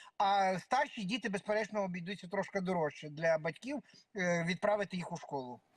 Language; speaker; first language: Ukrainian; native; Ukrainian